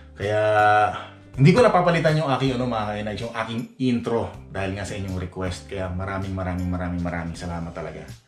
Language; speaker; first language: Filipino; native; Filipino